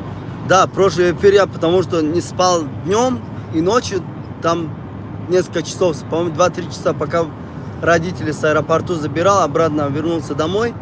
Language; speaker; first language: Russian; non-native, fluent; Tajik